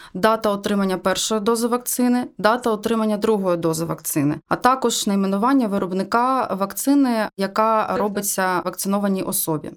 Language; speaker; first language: Ukrainian; native; Ukrainian